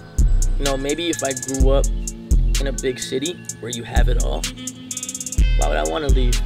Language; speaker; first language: English; native; English